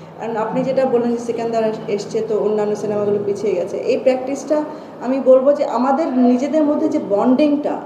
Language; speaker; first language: Bangla; early bilingual, heritage; Bangla